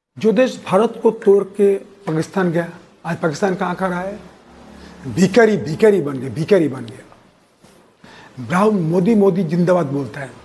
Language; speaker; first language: Hindi; non-native, local second language; Bangla